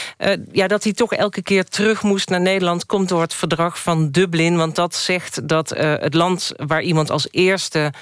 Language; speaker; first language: Dutch; native; Dutch